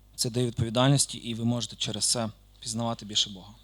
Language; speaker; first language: Ukrainian; native; Ukrainian